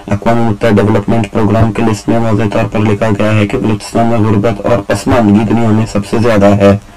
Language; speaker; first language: Urdu; non-native, local second language; Baluchi